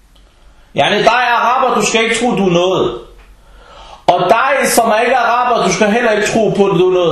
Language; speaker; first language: Danish; early bilingual, other home language; Arabic